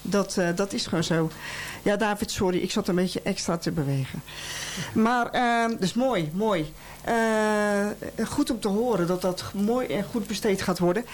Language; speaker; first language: Dutch; native; Dutch